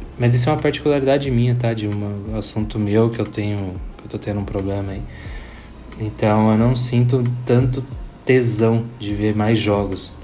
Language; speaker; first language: Portuguese; native; Portuguese